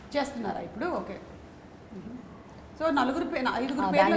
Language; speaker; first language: Telugu; native; Telugu